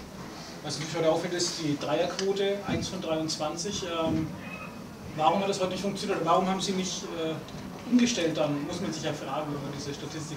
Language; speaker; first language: German; native; German